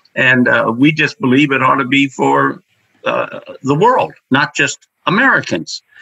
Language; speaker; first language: English; native; English